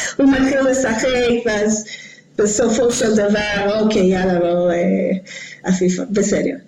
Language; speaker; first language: Hebrew; non-native, fluent; English